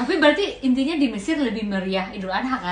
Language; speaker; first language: Indonesian; native; Indonesian